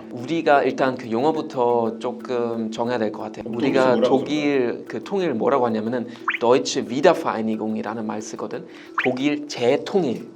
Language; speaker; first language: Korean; non-native, fluent; German